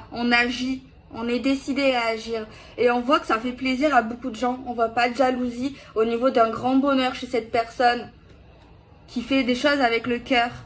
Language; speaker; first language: French; native; French